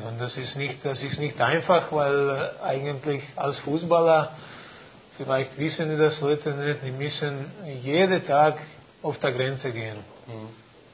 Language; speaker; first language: German; non-native, fluent; Croatian